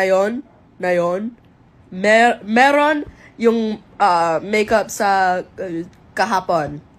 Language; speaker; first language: Filipino; non-native, local second language; English